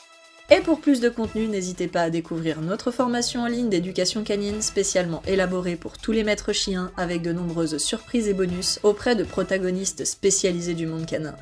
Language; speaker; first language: French; native; French